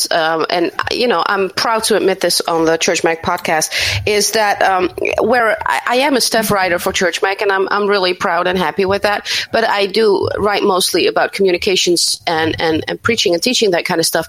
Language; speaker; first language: English; non-native, fluent; Dutch